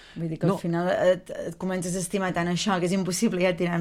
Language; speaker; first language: Catalan; native; Catalan